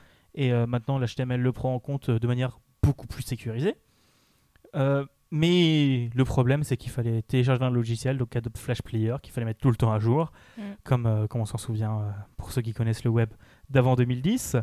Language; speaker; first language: French; native; French